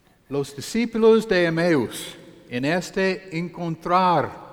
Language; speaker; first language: English; native; English